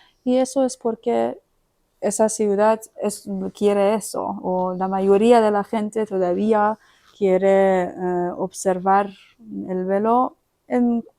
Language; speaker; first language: Spanish; non-native, fluent; Persian